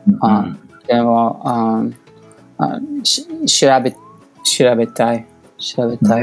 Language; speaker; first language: Japanese; non-native, learner; English